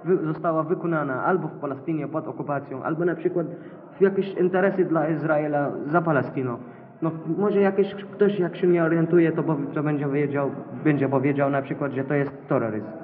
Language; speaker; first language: Polish; non-native, learner; Arabic